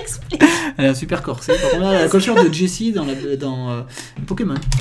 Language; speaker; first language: French; native; French